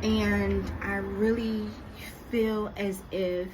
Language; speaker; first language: English; native; English